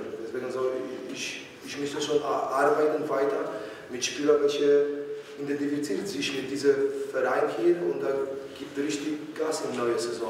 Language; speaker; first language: German; non-native, fluent; Polish